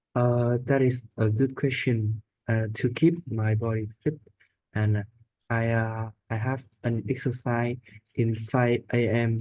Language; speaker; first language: English; non-native, learner; Vietnamese